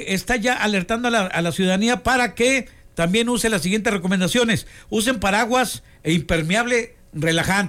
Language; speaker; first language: Spanish; native; Spanish